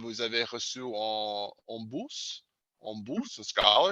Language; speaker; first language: French; non-native, learner; English